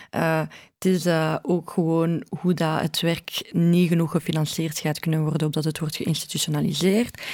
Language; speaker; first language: Dutch; early bilingual, other home language; Arabic